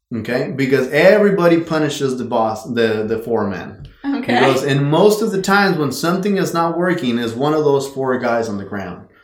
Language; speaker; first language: English; non-native, fluent; Spanish